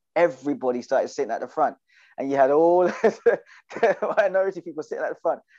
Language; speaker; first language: English; native; English